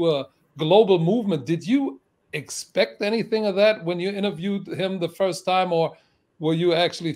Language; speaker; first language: English; non-native, fluent; German